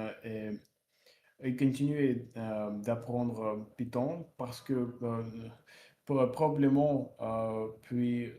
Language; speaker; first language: French; non-native, fluent; Russian